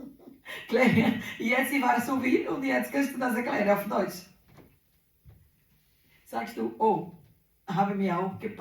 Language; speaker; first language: German; non-native, learner; Portuguese